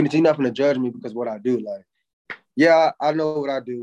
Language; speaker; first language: English; native; English